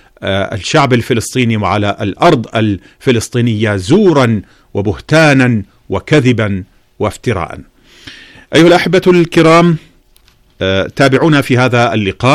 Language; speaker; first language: Arabic; native; Arabic